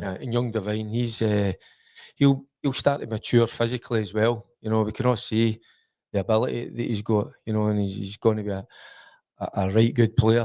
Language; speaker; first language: English; native; English